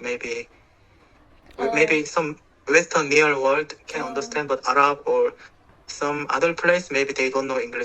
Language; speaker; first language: English; non-native, learner; Korean